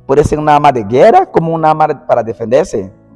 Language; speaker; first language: Spanish; non-native, fluent; Portuguese